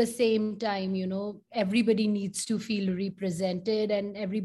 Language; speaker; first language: English; non-native, local second language; Hindi